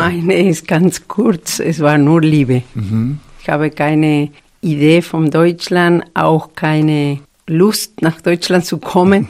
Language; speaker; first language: German; non-native, fluent; Spanish